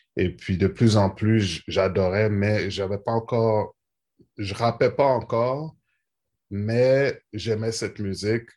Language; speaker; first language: French; native; French